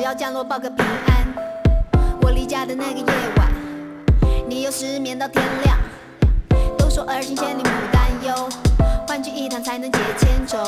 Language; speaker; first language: Chinese; native; Chinese